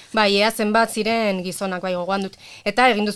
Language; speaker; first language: Basque; native; Basque